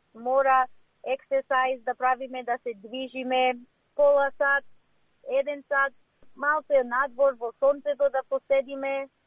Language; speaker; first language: Macedonian; early bilingual, heritage; Macedonian